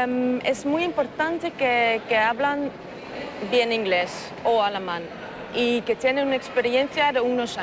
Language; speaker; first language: Spanish; non-native, fluent; Dutch